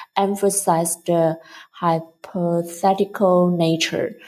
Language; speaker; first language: English; non-native, fluent; Chinese